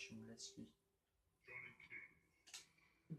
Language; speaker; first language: French; native; French